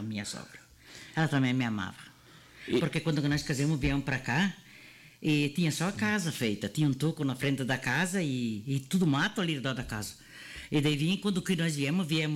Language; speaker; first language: Portuguese; non-native, local second language; Italian